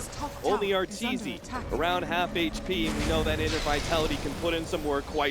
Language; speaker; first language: English; native; English